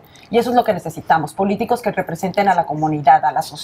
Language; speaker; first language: Spanish; native; Spanish